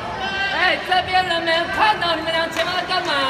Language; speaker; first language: Chinese; native; Chinese